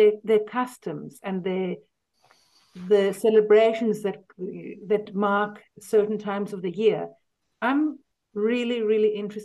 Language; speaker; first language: English; native; English